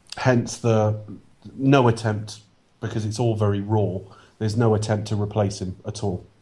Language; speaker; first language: English; native; English